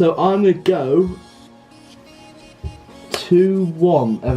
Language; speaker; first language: English; native; English